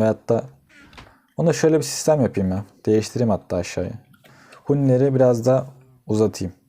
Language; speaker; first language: Turkish; native; Turkish